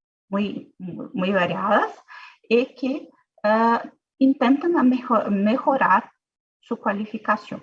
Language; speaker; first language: Spanish; non-native, fluent; Portuguese